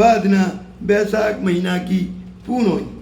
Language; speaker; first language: Hindi; native; Hindi